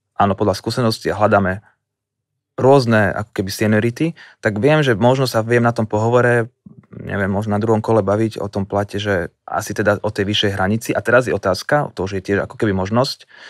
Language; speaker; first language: Slovak; native; Slovak